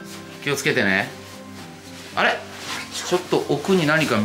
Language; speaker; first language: Japanese; native; Japanese